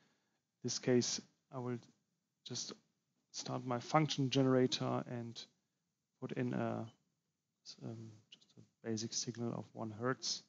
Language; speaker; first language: English; non-native, fluent; German